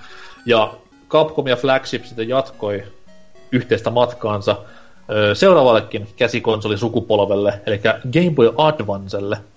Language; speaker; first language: Finnish; native; Finnish